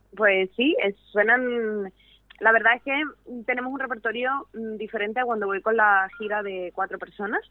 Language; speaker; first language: Spanish; native; Spanish